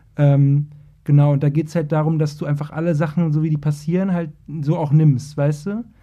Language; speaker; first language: German; native; German